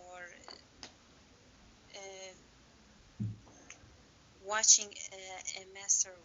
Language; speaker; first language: English; non-native, learner; Persian